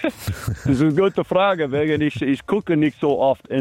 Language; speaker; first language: German; non-native, fluent; English